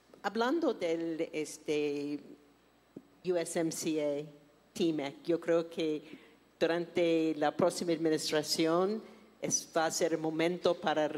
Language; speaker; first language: Spanish; non-native, fluent; English